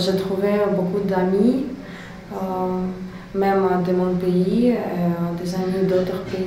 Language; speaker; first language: French; non-native, learner; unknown